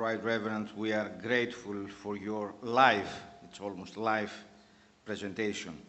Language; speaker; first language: English; non-native, fluent; Greek